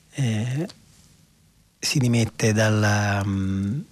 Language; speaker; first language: Italian; native; Italian